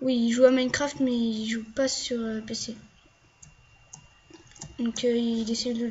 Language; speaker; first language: French; native; French